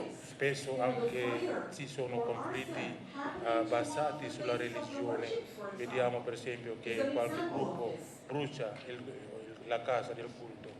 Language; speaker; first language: Italian; non-native, learner; Indonesian